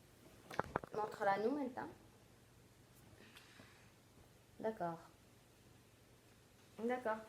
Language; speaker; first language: French; native; French